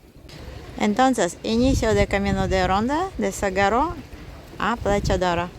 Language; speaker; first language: Spanish; non-native, fluent; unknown